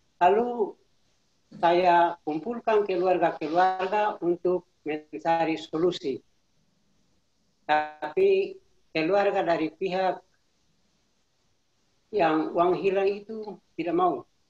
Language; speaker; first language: Indonesian; non-native, local second language; Tetum